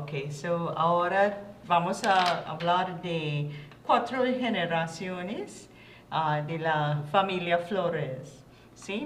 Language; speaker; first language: Spanish; non-native, learner; English